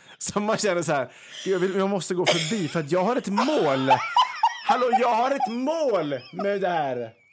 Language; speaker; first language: Swedish; native; Swedish